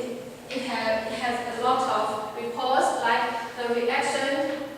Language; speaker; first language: English; non-native, learner; Chinese